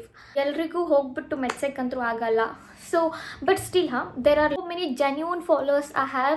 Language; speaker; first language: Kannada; native; Kannada